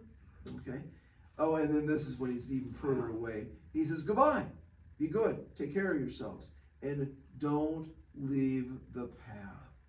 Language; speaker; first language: English; native; English